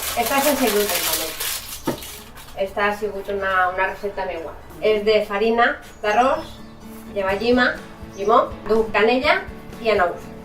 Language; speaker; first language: Catalan; non-native, local second language; Spanish